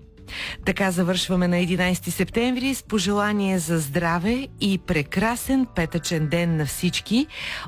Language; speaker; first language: Bulgarian; native; Bulgarian